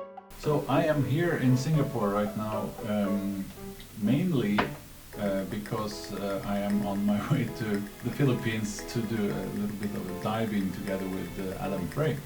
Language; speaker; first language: English; non-native, fluent; Norwegian